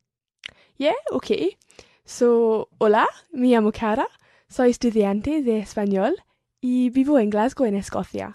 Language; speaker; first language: Spanish; non-native, learner; English